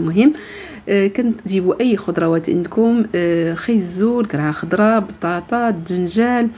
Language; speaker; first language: Arabic; native; Arabic